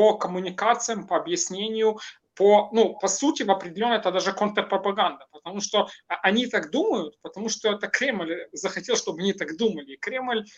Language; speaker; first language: Russian; non-native, local second language; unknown